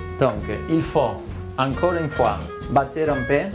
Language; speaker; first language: French; non-native, fluent; Spanish